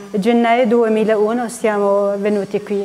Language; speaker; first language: Italian; non-native, fluent; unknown